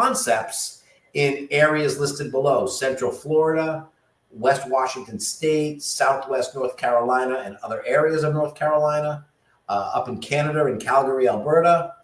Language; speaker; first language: English; native; English